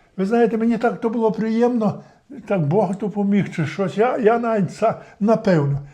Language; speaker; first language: Ukrainian; native; Ukrainian